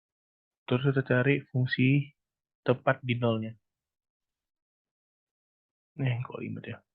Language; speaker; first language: Indonesian; native; Indonesian